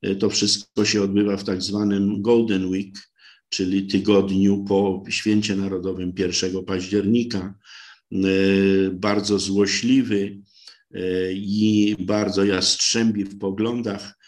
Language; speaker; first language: Polish; native; Polish